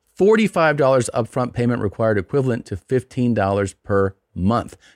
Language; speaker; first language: English; native; English